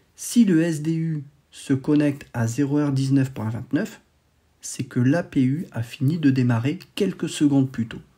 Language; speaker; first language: French; native; French